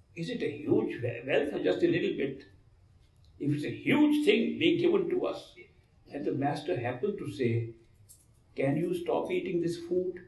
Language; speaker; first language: English; non-native, local second language; Hindi